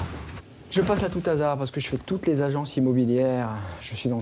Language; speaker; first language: French; native; French